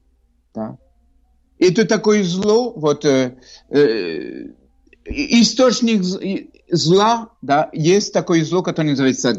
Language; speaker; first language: Russian; non-native, fluent; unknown